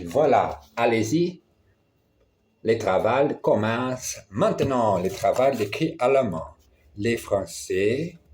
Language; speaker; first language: French; non-native, learner; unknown